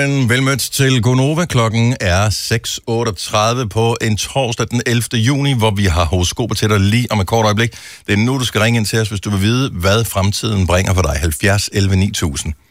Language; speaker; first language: Danish; native; Danish